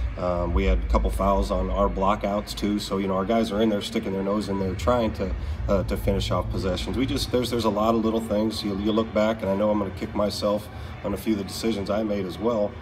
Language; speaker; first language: English; native; English